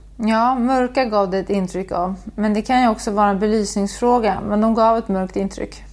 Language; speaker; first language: Swedish; native; Swedish